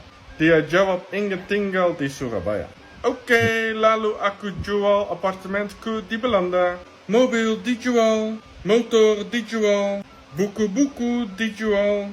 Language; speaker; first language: Indonesian; non-native, fluent; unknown